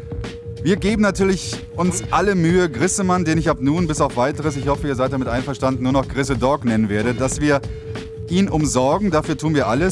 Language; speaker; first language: German; native; German